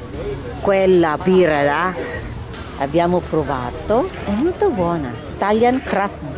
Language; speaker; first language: Italian; non-native, learner; Filipino